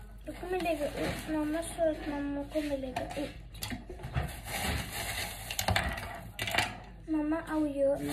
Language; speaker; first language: Thai; early bilingual, heritage; Swedish